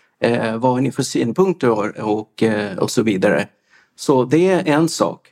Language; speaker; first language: Swedish; non-native, fluent; English